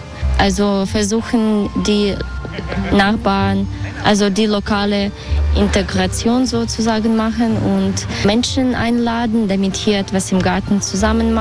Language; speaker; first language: German; non-native, fluent; Russian